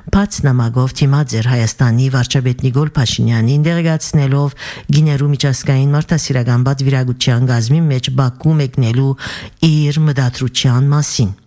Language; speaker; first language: Armenian; early bilingual, heritage; Armenian